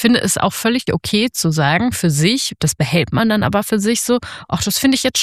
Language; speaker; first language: German; native; German